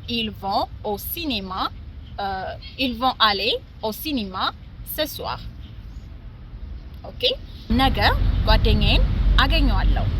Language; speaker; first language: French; non-native, fluent; Amharic